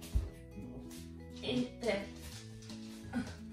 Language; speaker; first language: Spanish; native; Spanish